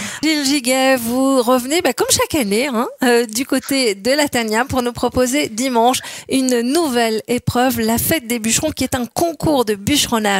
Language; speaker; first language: French; native; French